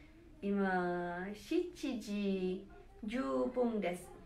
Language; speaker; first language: Japanese; non-native, learner; Malay